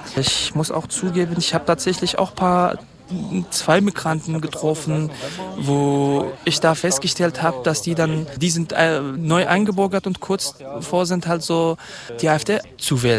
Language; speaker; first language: German; non-native, fluent; Kurdish